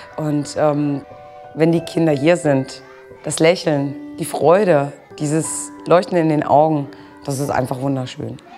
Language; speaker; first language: German; early bilingual, other home language; Italian